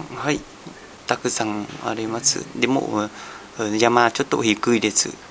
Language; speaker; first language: Japanese; non-native, learner; Vietnamese